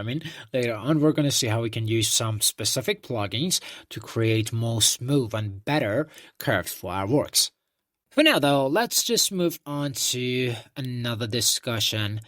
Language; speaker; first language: English; non-native, fluent; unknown